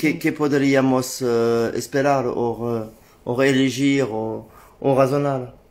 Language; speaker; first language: Spanish; non-native, learner; French